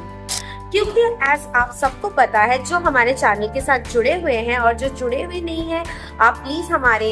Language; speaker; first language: Hindi; non-native, local second language; Bangla